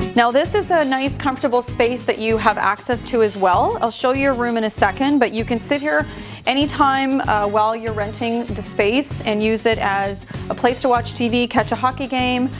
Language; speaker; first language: English; native; English